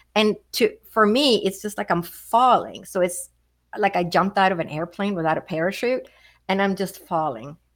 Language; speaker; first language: English; non-native, fluent; Swedish